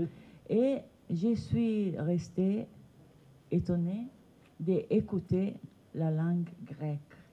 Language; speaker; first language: French; non-native, fluent; Italian